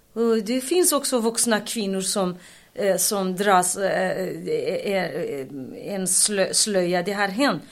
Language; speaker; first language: Swedish; non-native, fluent; Kurdish